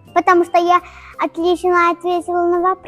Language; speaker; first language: Russian; non-native, local second language; Tajik